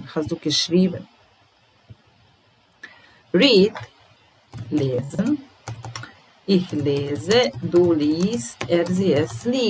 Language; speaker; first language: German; non-native, fluent; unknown